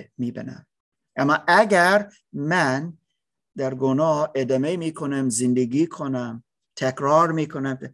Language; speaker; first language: Persian; non-native, learner; English